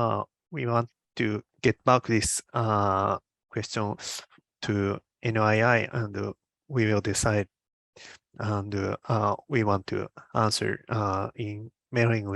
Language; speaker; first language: English; non-native, learner; Japanese